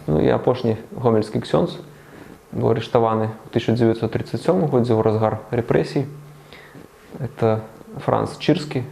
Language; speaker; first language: Belarusian; native; Belarusian